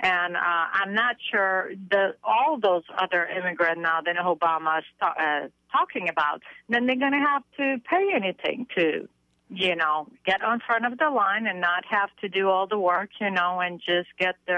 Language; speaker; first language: English; non-native, fluent; French